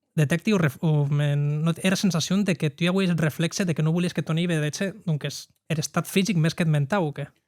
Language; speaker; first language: Occitan; native; Occitan